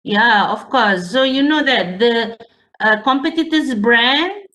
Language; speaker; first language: English; non-native, local second language; Malay